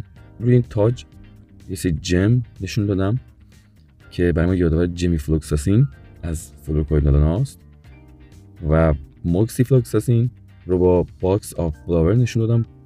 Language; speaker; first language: Persian; native; Persian